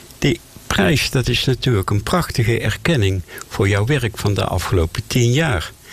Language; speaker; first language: Dutch; native; Dutch